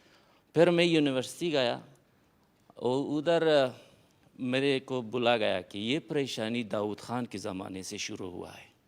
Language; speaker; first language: Hindi; non-native, fluent; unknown